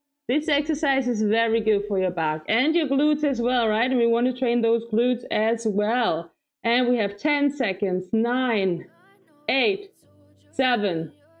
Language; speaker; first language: English; non-native, fluent; German